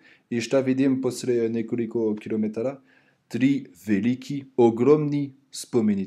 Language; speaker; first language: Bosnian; non-native, learner; French